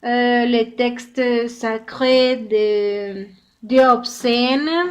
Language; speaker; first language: French; non-native, learner; Spanish